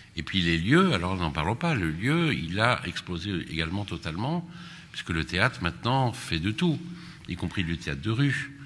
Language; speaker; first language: French; native; French